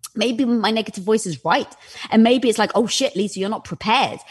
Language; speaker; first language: English; native; English